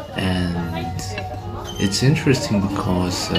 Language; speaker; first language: English; non-native, fluent; German